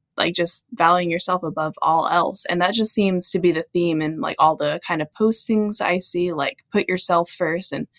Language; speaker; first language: English; native; English